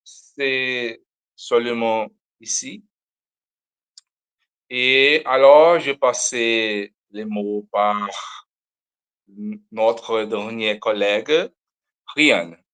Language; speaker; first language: French; non-native, learner; Portuguese